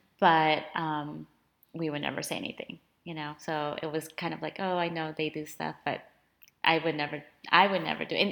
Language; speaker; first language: English; early bilingual, other home language; Spanish